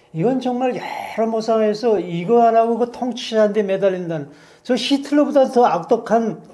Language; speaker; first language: Korean; native; Korean